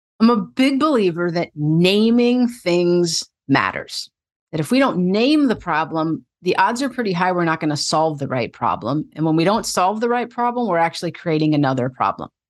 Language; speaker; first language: English; native; English